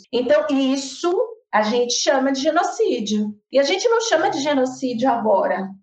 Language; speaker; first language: Portuguese; native; Portuguese